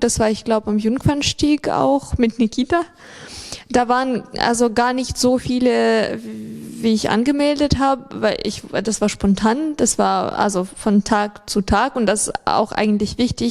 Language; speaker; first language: German; non-native, fluent; Ukrainian